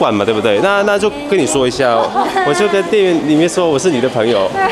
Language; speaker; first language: Chinese; native; Chinese